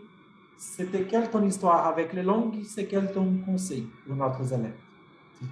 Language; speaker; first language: French; non-native, fluent; Portuguese